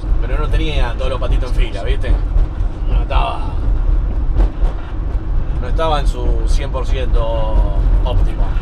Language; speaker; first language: Spanish; native; Spanish